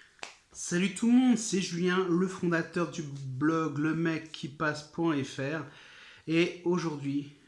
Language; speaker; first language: French; native; French